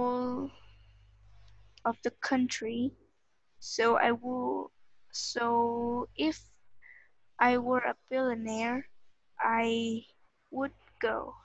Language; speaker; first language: English; non-native, learner; Vietnamese